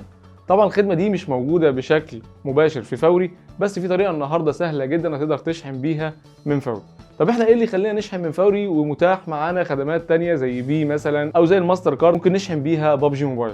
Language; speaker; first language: Arabic; native; Arabic